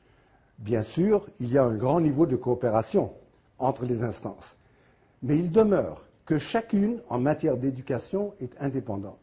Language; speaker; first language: French; native; French